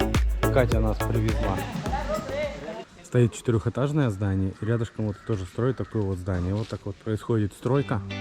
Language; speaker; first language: Russian; native; Russian